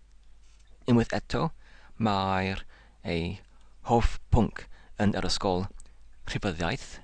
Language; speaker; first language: Welsh; non-native, learner; English